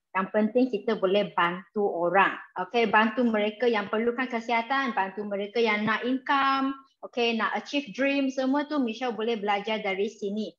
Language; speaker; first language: Malay; non-native, local second language; Chinese